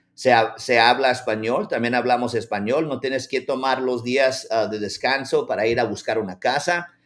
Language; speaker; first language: Spanish; early bilingual, heritage; Spanish